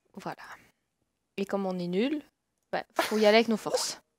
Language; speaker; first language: French; native; French